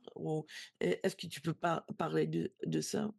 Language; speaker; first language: French; non-native, learner; English